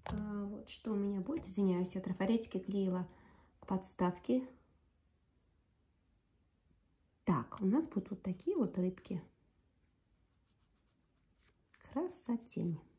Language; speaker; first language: Russian; native; Russian